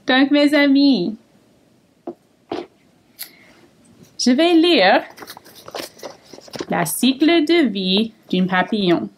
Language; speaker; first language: French; non-native, fluent; English